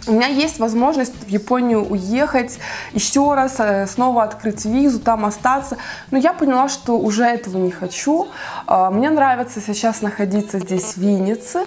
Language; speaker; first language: Russian; native; Russian